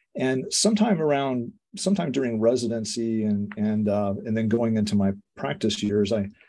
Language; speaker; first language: English; native; English